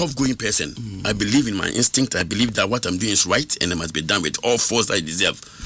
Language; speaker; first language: English; non-native, local second language; Akan